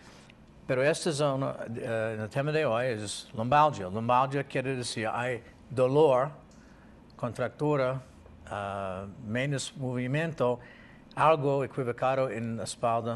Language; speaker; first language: Spanish; non-native, learner; English